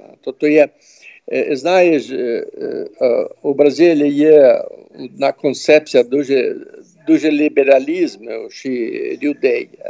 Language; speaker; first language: Ukrainian; early bilingual, heritage; Ukrainian